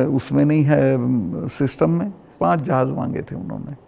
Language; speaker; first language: Hindi; native; Hindi